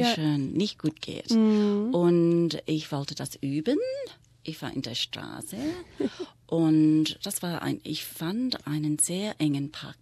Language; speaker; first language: German; non-native, fluent; English